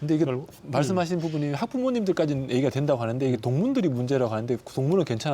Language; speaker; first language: Korean; native; Korean